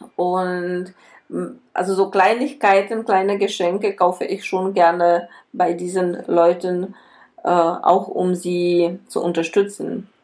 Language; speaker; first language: German; non-native, fluent; Czech